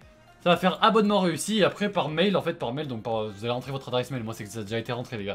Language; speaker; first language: French; native; French